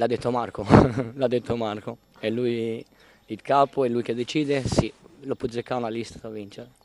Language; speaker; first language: Italian; non-native, fluent; Albanian